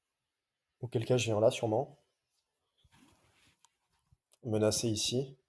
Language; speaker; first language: French; native; French